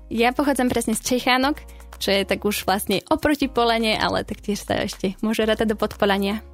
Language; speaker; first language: Slovak; native; Slovak